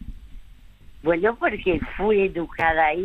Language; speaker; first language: Spanish; early bilingual, other home language; French